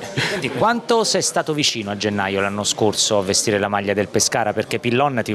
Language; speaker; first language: Italian; native; Italian